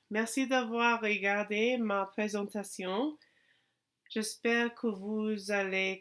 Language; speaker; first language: French; non-native, learner; English